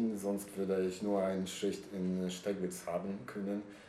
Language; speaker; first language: German; non-native, learner; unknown